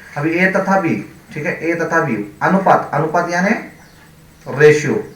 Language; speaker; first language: Hindi; non-native, local second language; Marathi